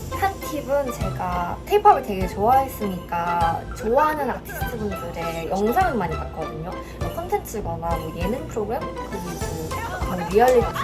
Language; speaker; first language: Korean; non-native, fluent; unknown